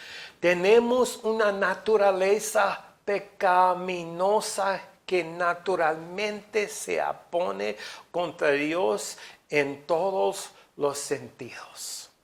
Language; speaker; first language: Spanish; non-native, fluent; English